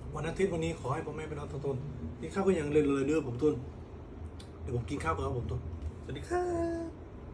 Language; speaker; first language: Thai; native; Thai